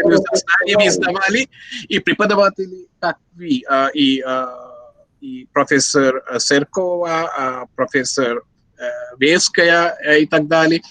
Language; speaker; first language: Russian; non-native, learner; Sinhala